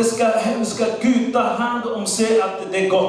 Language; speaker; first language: Swedish; non-native, learner; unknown